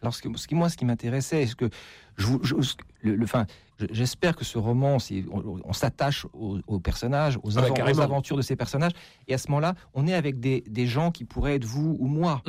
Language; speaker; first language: French; native; French